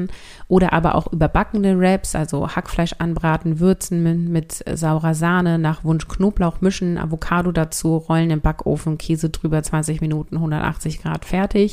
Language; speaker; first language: German; native; German